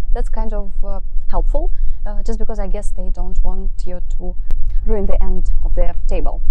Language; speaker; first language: English; non-native, fluent; Russian